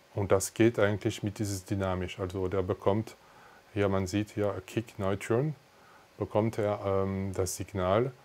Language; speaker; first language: German; non-native, fluent; French